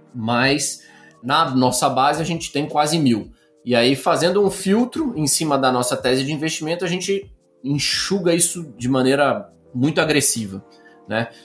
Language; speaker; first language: Portuguese; native; Portuguese